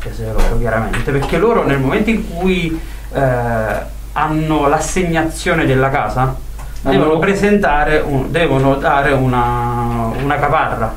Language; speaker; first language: Italian; native; Italian